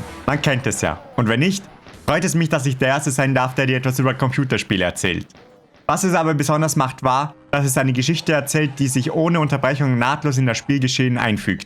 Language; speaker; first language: German; native; German